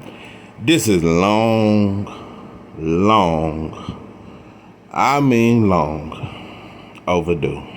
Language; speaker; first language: English; native; English